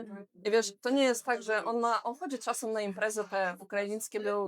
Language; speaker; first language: Polish; non-native, fluent; Belarusian